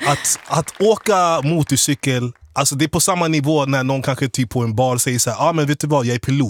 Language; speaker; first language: Swedish; native; Swedish